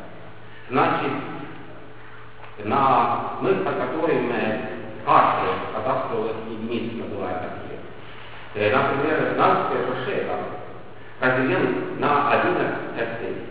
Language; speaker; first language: Russian; non-native, local second language; Estonian